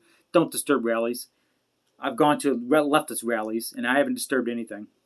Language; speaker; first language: English; native; English